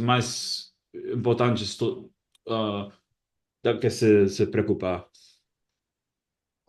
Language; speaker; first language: Portuguese; non-native, fluent; Basque